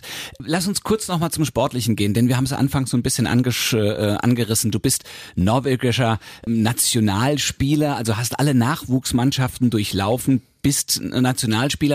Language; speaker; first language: German; native; German